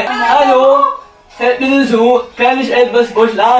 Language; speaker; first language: German; non-native, learner; Filipino